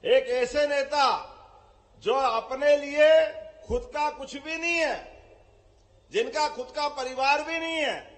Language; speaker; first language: Hindi; native; Hindi